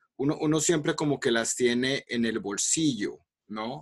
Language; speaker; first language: Spanish; native; Spanish